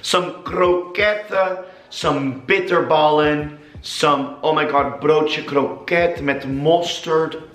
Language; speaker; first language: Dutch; non-native, learner; English